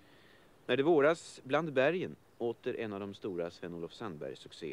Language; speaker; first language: Swedish; native; Swedish